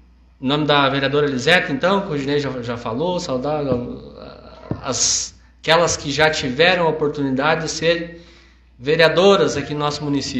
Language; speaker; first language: Portuguese; native; Portuguese